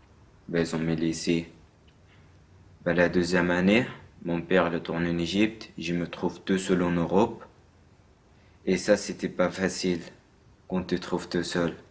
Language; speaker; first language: French; non-native, learner; Arabic